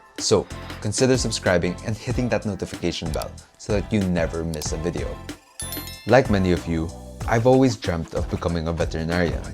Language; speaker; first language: English; non-native, local second language; Filipino